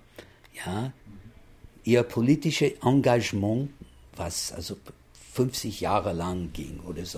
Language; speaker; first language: German; non-native, fluent; English